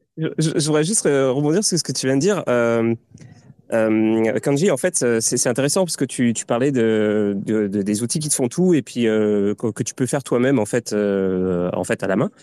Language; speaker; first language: French; native; French